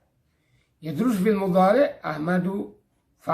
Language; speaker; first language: Arabic; non-native, fluent; Indonesian